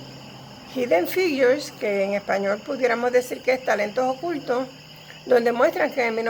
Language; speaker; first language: Spanish; native; Spanish